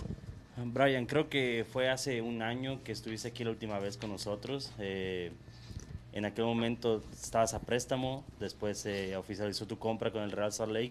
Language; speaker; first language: Spanish; native; Spanish